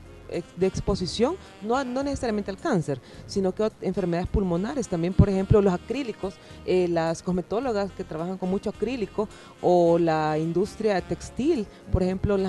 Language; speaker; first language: Spanish; native; Spanish